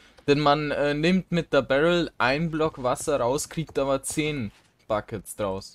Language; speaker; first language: German; native; German